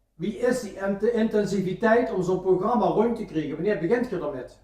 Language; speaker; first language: Dutch; native; Dutch